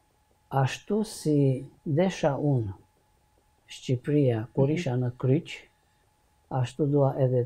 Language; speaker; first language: Albanian; non-native, learner; Hungarian